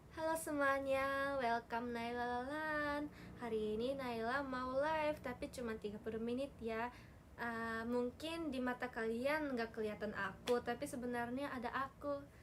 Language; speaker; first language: Indonesian; non-native, fluent; Japanese